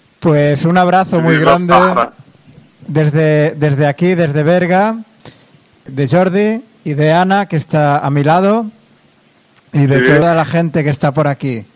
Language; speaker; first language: Spanish; non-native, local second language; Catalan